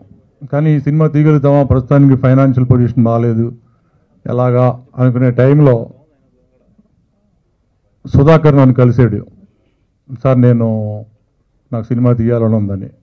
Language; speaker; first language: Telugu; native; Telugu